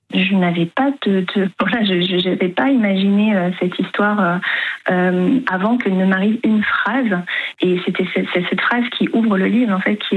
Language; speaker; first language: French; native; French